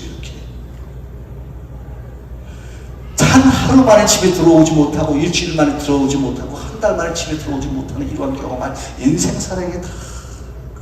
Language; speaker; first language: Korean; native; Korean